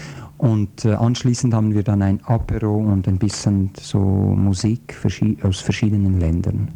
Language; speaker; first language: German; non-native, fluent; Croatian